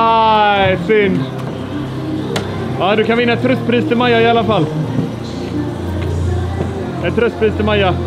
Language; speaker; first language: Swedish; native; Swedish